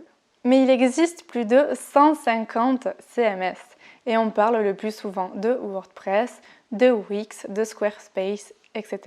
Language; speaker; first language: French; native; French